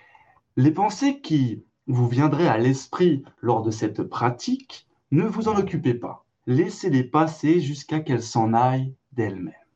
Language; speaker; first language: French; native; French